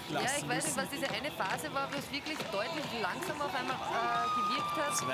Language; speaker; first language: German; native; German